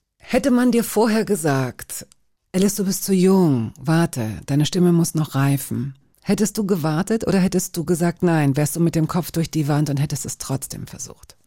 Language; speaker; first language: German; native; German